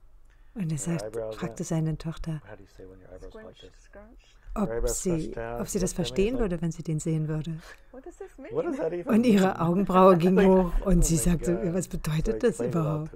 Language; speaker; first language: German; native; German